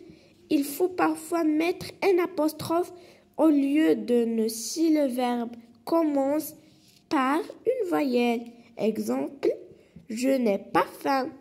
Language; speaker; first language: French; non-native, local second language; Arabic